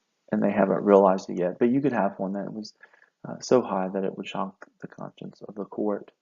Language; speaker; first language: English; native; English